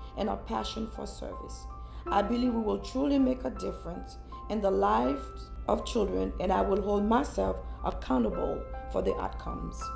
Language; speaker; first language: English; early bilingual, other home language; Haitian Creole